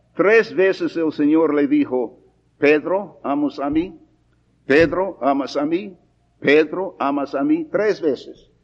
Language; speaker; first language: Spanish; non-native, fluent; English